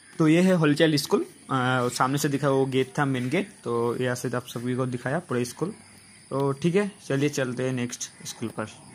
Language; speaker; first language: Hindi; non-native, local second language; Bangla